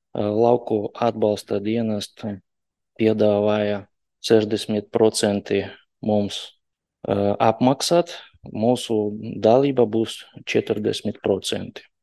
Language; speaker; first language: Latvian; non-native, local second language; Russian